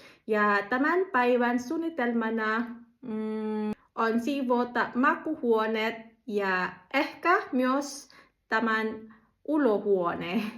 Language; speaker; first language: Finnish; non-native, learner; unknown